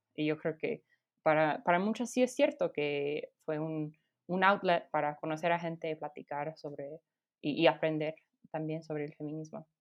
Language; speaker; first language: Spanish; non-native, fluent; English